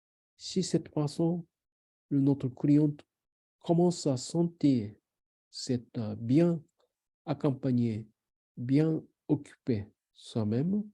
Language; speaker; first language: French; non-native, learner; Japanese